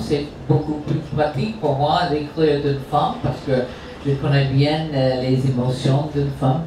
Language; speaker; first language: French; non-native, fluent; English